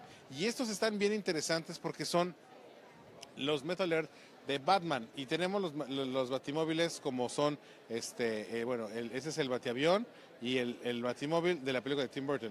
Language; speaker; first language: Spanish; native; Spanish